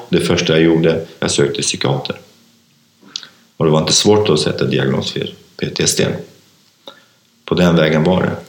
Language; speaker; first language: Swedish; non-native, fluent; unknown